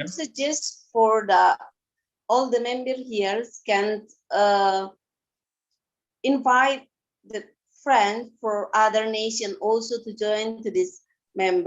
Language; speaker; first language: English; non-native, fluent; Indonesian